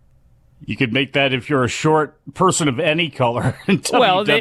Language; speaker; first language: English; native; English